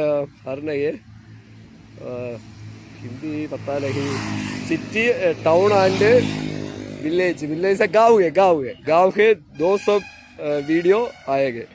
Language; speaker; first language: Hindi; non-native, learner; Malayalam